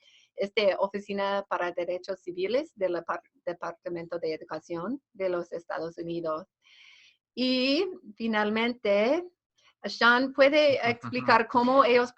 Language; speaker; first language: Spanish; non-native, fluent; English